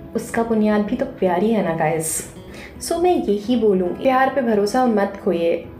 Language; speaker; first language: Hindi; non-native, local second language; Bangla